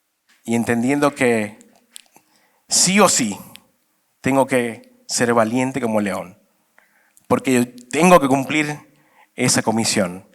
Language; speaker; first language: Spanish; native; Spanish